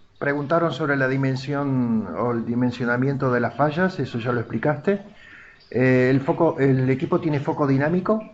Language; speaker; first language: Spanish; native; Spanish